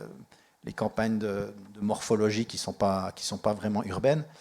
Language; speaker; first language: French; native; French